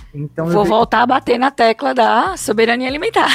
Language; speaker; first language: Portuguese; native; Portuguese